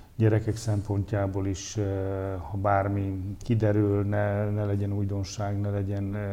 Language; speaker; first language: Hungarian; native; Hungarian